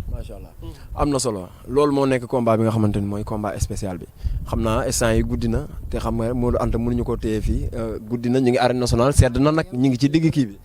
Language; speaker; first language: Wolof; native; Wolof